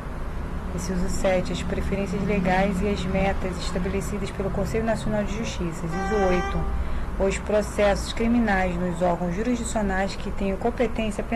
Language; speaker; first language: Portuguese; native; Portuguese